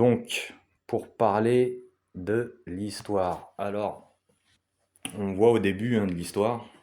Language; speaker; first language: French; native; French